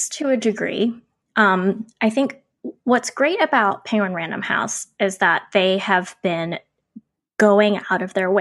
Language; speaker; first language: English; native; English